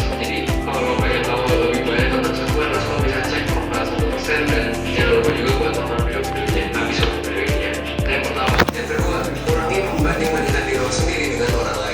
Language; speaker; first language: Indonesian; native; Indonesian